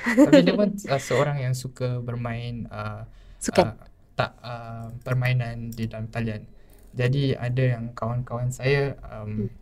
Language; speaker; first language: Malay; native; Malay